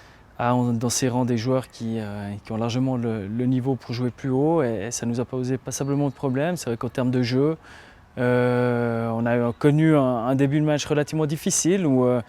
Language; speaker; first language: French; native; French